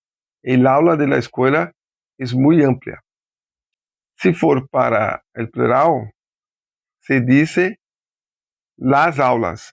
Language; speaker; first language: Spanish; non-native, fluent; Portuguese